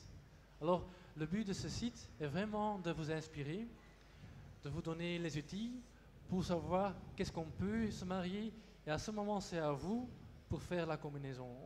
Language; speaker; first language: French; non-native, local second language; Dutch